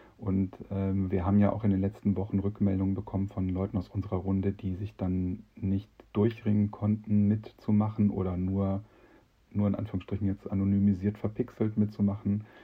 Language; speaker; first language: German; native; German